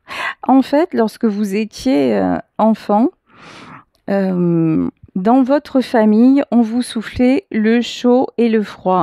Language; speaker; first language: French; native; French